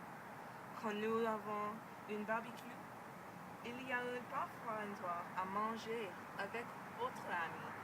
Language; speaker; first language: French; non-native, learner; English